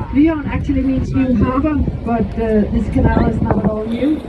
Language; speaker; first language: English; non-native, fluent; Danish